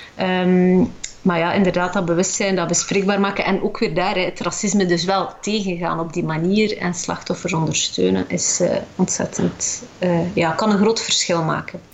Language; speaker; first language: Dutch; early bilingual, other home language; Arabic